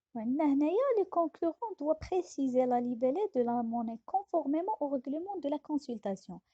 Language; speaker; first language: French; non-native, local second language; Arabic